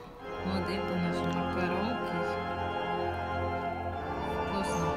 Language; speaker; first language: Russian; non-native, learner; Tajik